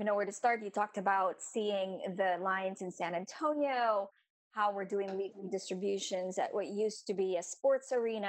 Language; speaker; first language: English; non-native, local second language; Filipino